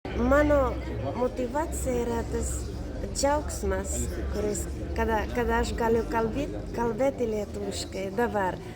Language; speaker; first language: Lithuanian; non-native, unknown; Finnish